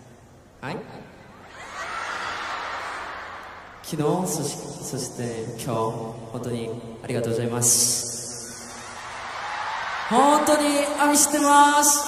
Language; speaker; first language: Japanese; non-native, learner; Korean